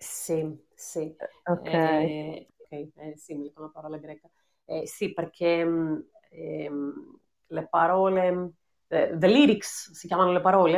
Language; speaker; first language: Italian; non-native, fluent; Greek